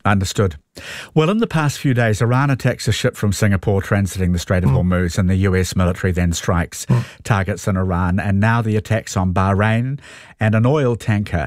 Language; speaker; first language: English; native; English